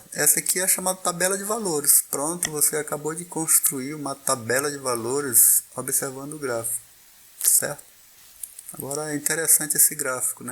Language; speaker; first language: Portuguese; native; Portuguese